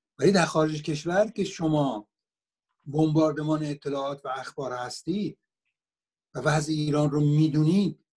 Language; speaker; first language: Persian; native; Persian